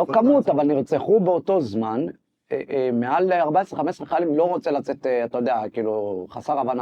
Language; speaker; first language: Hebrew; native; Hebrew